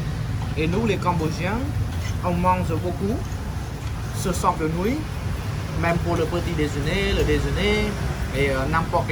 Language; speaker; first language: French; non-native, fluent; Khmer